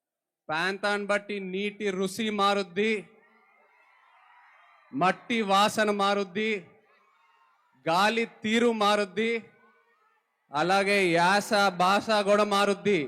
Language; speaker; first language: Telugu; native; Telugu